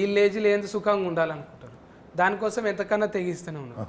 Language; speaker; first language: Telugu; native; Telugu